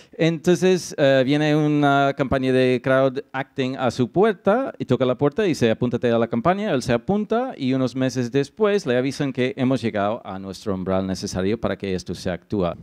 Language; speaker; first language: Spanish; non-native, fluent; English